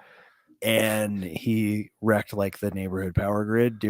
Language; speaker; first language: English; native; English